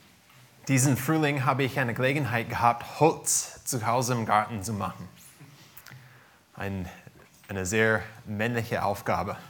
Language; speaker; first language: German; non-native, fluent; English